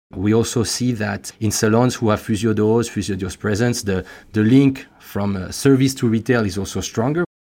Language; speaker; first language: English; non-native, fluent; French